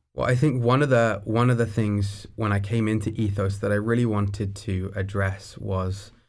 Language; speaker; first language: English; native; English